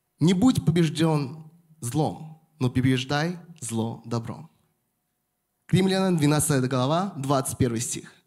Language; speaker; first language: Russian; non-native, fluent; Korean